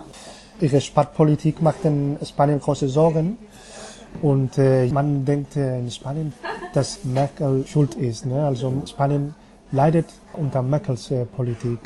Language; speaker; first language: German; non-native, fluent; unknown